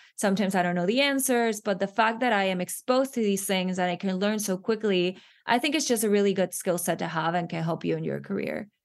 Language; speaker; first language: English; non-native, fluent; Spanish